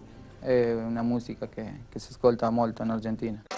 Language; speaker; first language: Italian; non-native, fluent; Spanish